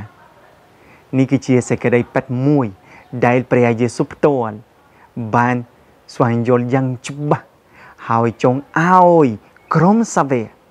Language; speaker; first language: Khmer; non-native, fluent; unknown